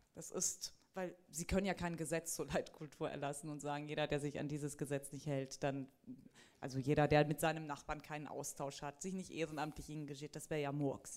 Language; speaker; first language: German; early bilingual, other home language; Turkish